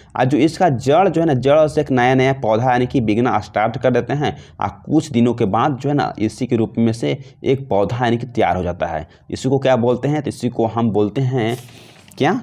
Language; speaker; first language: Hindi; native; Hindi